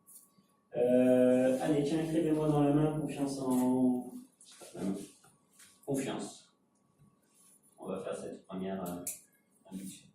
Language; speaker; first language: French; native; French